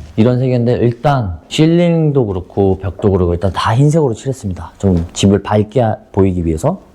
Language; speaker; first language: Korean; early bilingual, heritage; Korean